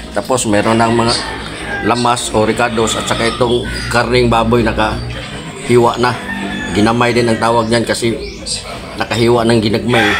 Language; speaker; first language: Filipino; non-native, local second language; Cebuano